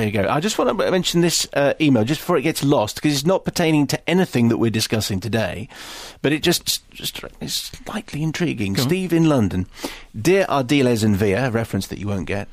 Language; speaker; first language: English; native; English